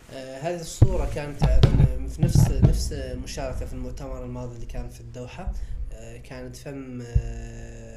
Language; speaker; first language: Arabic; native; Arabic